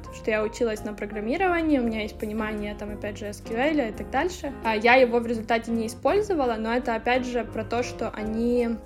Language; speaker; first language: Russian; non-native, local second language; Ukrainian